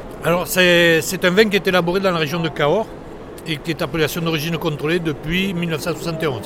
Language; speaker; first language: French; native; French